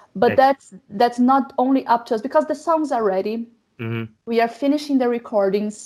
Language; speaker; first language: English; non-native, fluent; Portuguese